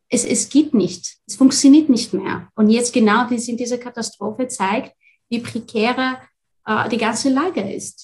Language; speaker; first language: German; non-native, fluent; Arabic